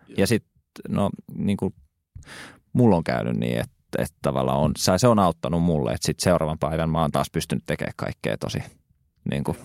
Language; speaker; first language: Finnish; native; Finnish